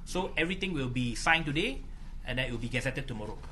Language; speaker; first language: English; non-native, local second language; Malay